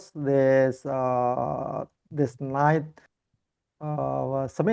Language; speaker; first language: English; non-native, learner; Indonesian